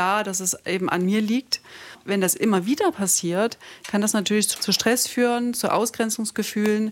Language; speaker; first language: German; native; German